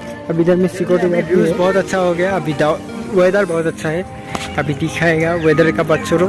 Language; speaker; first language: Hindi; non-native, local second language; Assamese